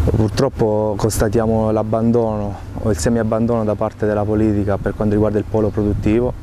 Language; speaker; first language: Italian; native; Italian